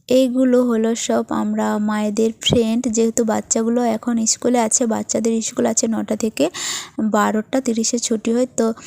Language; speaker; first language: Bangla; non-native, local second language; Santali